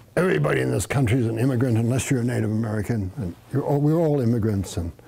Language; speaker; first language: English; native; English